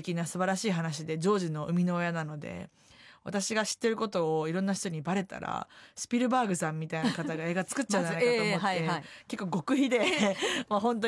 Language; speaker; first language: Japanese; native; Japanese